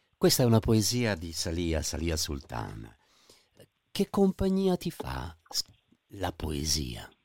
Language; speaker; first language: Italian; native; Italian